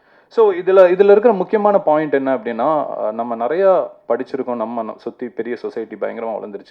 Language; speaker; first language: Tamil; native; Tamil